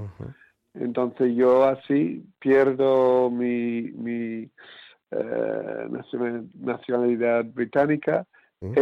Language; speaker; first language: Spanish; non-native, fluent; English